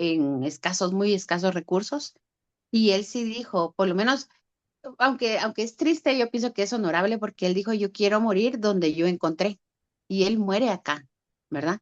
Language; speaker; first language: Spanish; native; Spanish